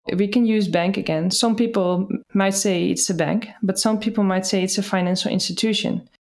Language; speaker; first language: English; non-native, fluent; Dutch